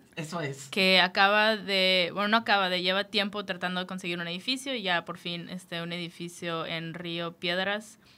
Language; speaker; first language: Spanish; native; Spanish